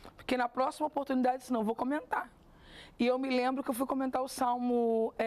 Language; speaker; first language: Portuguese; native; Portuguese